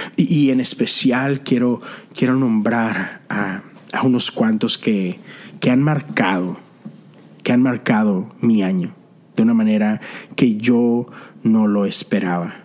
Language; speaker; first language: Spanish; native; Spanish